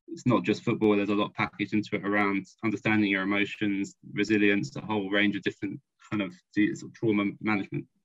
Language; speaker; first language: English; native; English